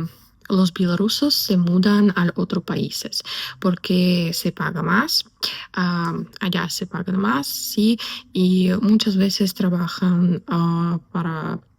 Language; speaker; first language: Spanish; non-native, fluent; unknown